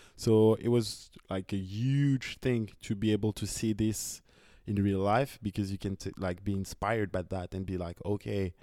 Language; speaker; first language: English; non-native, fluent; French